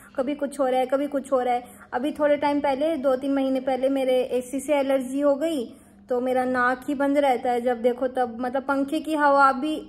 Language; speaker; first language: Hindi; native; Hindi